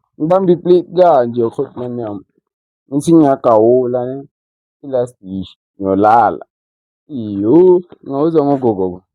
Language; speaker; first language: Zulu; non-native, local second language; Xhosa